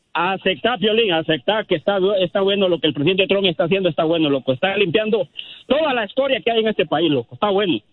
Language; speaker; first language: Spanish; native; Spanish